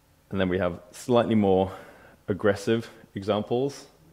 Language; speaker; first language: English; native; English